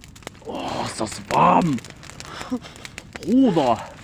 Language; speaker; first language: German; native; German